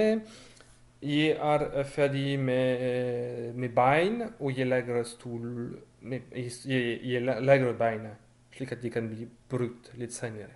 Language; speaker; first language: Norwegian; non-native, learner; French